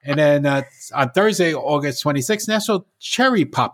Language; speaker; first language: English; native; English